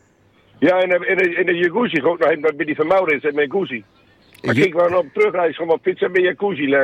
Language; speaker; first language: Dutch; native; Dutch